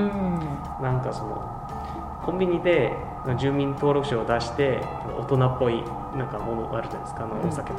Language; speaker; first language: Japanese; non-native, fluent; Korean